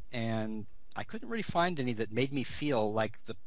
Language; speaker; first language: English; native; English